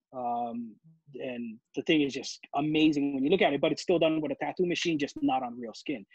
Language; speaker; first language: English; native; English